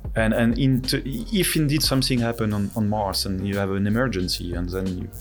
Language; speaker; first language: English; non-native, fluent; French